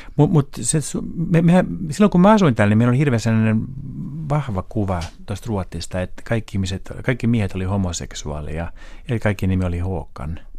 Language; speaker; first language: Finnish; non-native, local second language; Swedish